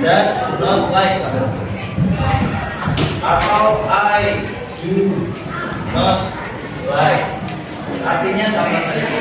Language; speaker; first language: English; non-native, local second language; Javanese